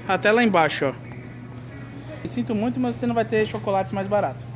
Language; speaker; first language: Portuguese; native; Portuguese